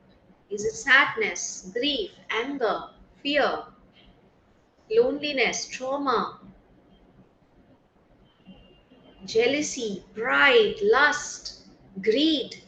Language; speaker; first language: English; non-native, local second language; Hindi